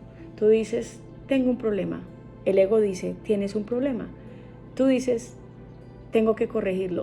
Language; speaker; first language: Spanish; native; Spanish